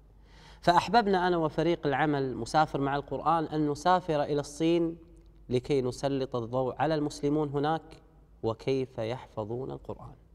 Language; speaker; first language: Arabic; native; Arabic